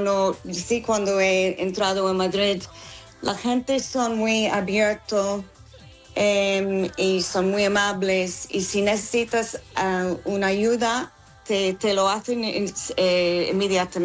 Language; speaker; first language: Spanish; non-native, fluent; English